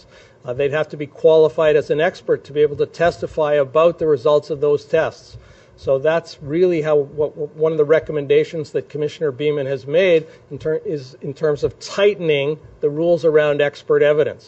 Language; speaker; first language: English; native; English